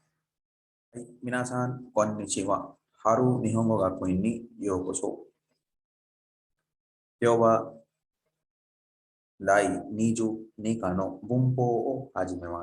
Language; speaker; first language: Japanese; non-native, fluent; Urdu